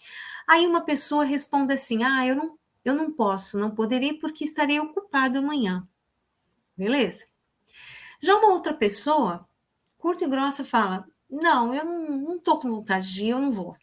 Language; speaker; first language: Portuguese; native; Portuguese